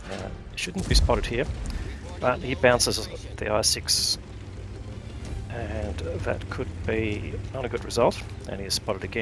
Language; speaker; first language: English; native; English